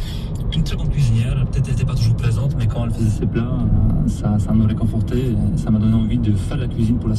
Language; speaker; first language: French; non-native, fluent; Polish